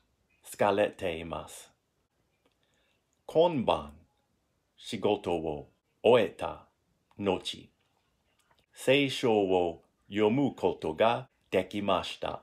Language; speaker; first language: Japanese; non-native, learner; English